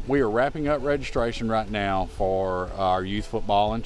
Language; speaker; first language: English; native; English